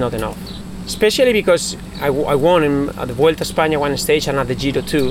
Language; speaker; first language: English; non-native, fluent; Spanish